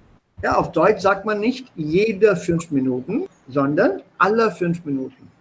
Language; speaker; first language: German; non-native, fluent; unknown